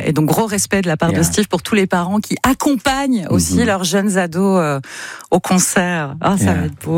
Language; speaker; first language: French; native; French